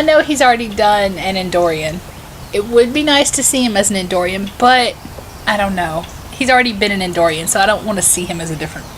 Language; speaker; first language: English; native; English